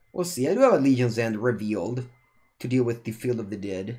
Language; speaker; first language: English; non-native, fluent; Italian